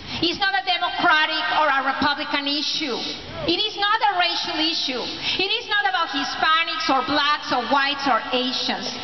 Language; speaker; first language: English; non-native, fluent; Spanish